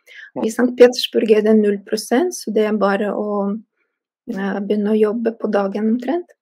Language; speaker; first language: Norwegian; non-native, fluent; Russian